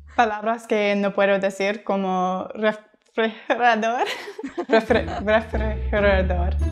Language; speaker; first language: Spanish; non-native, learner; English